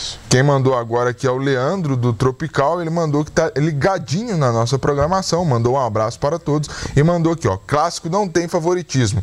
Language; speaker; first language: Portuguese; native; Portuguese